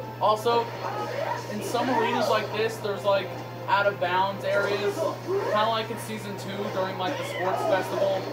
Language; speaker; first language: English; native; English